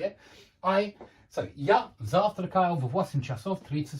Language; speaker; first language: Russian; non-native, learner; English